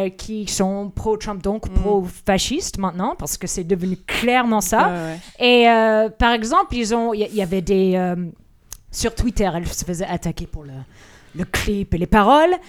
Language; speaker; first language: French; early bilingual, other home language; English